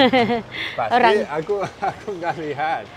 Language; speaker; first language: Indonesian; non-native, learner; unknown